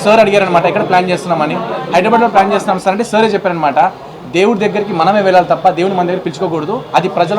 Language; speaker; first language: Telugu; native; Telugu